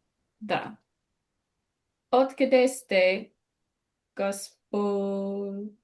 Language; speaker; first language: Bulgarian; non-native, learner; English